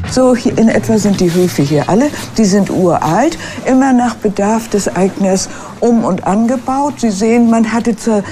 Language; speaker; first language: German; native; German